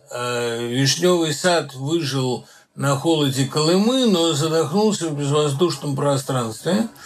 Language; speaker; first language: Russian; native; Russian